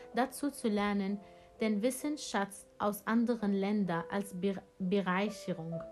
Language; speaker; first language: German; non-native, fluent; Arabic